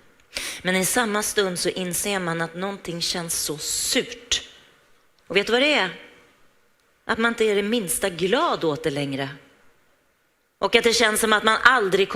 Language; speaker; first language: Swedish; native; Swedish